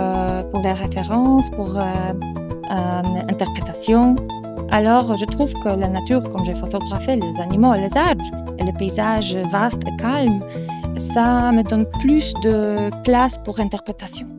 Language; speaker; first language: French; non-native, fluent; Polish